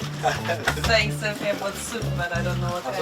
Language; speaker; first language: English; non-native, fluent; Polish